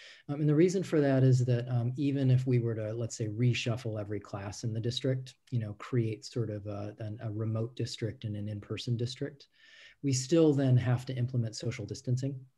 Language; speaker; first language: English; native; English